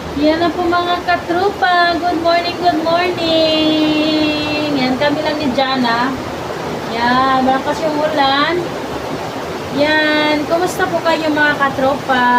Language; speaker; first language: Filipino; non-native, local second language; Cebuano